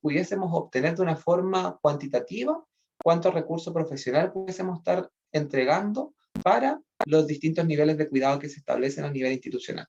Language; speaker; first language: Spanish; native; Spanish